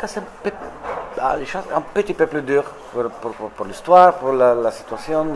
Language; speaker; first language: French; non-native, fluent; Italian